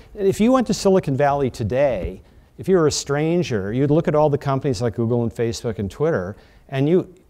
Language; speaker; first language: English; native; English